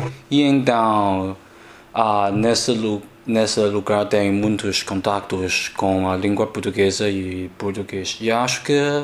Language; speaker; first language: Portuguese; non-native, learner; Chinese